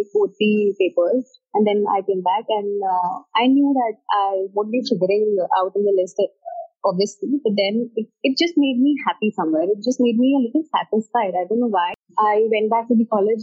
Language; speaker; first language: English; non-native, local second language; Hindi